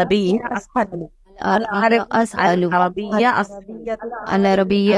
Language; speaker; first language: Arabic; non-native, learner; Urdu